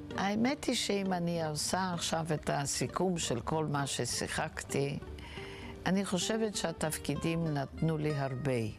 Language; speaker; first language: Hebrew; non-native, fluent; Yiddish